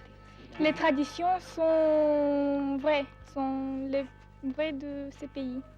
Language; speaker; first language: French; non-native, fluent; Romanian